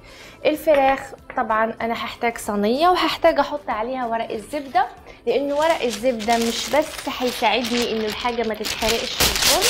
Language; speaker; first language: Arabic; native; Arabic